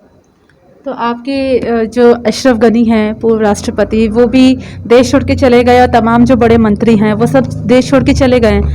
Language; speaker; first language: Hindi; native; Hindi